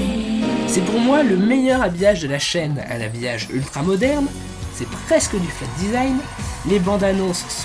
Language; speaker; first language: French; native; French